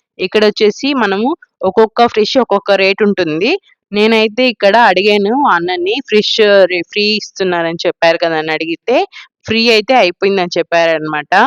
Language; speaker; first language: Telugu; non-native, local second language; Tamil